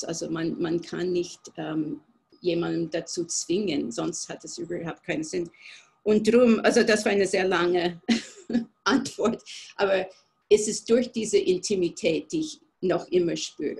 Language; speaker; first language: German; non-native, fluent; English